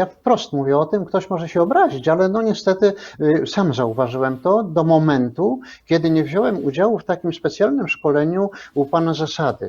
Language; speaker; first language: Polish; native; Polish